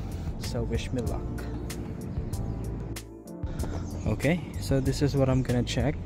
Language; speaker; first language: English; non-native, local second language; Filipino